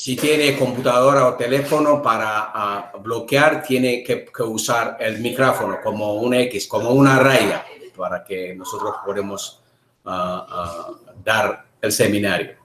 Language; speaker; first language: Spanish; non-native, learner; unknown